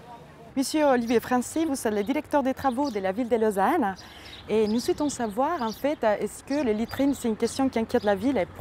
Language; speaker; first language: French; native; French